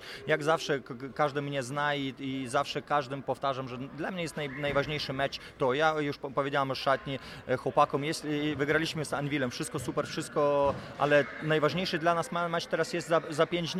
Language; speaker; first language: Polish; non-native, fluent; Lithuanian